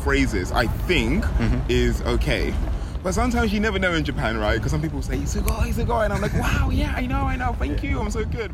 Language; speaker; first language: English; native; English